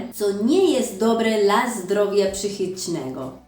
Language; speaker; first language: Polish; non-native, fluent; Spanish